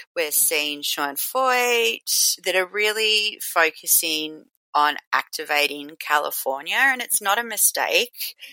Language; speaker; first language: English; native; English